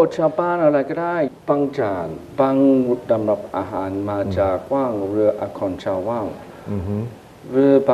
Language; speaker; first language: Thai; non-native, fluent; English